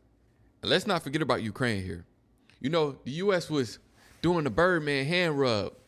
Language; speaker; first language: English; native; English